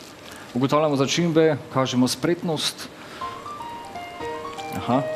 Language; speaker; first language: Slovenian; native; Slovenian